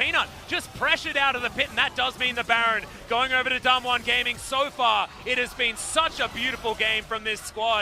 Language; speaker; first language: English; native; English